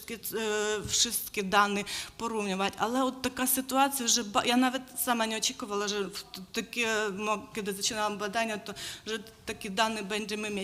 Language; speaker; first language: Polish; non-native, learner; Ukrainian